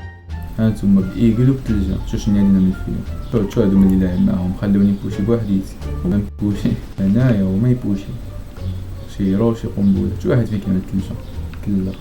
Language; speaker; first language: Arabic; native; Arabic